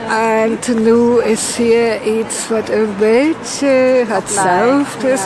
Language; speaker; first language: Dutch; non-native, fluent; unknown